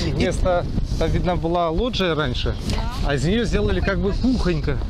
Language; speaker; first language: Russian; native; Russian